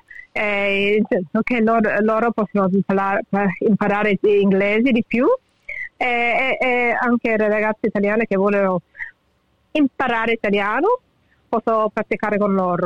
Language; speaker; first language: Italian; early bilingual, heritage; English